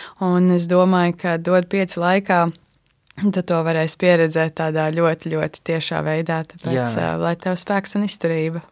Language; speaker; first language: Latvian; native; Latvian